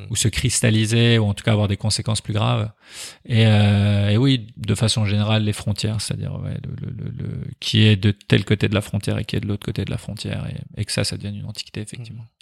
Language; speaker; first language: French; early bilingual, other home language; Persian